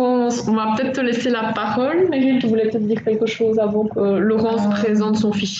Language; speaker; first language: French; native; French